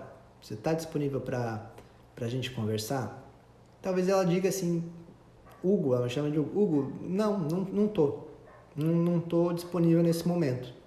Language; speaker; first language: Portuguese; native; Portuguese